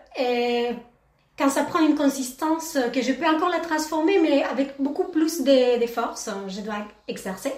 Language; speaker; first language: French; non-native, fluent; Spanish